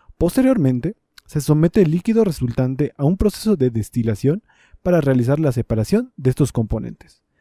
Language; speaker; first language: Spanish; native; Spanish